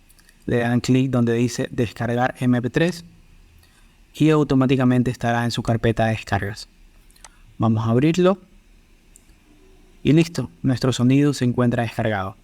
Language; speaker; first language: Spanish; native; Spanish